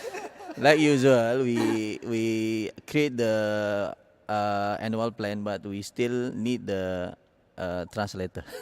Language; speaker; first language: English; non-native, learner; Indonesian